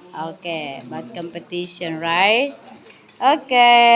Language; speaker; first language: English; non-native, learner; Indonesian